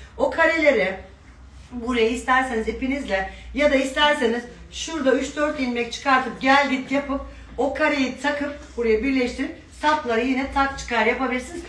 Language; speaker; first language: Turkish; native; Turkish